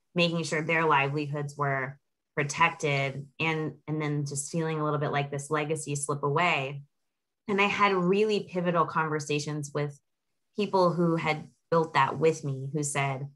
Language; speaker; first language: English; native; English